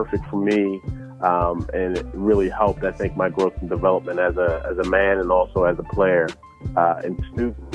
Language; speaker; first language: English; native; English